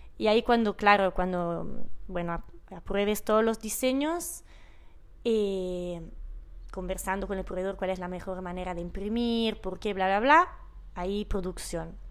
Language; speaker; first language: Spanish; non-native, fluent; Italian